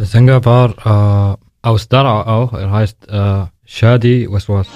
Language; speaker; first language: German; non-native, learner; Arabic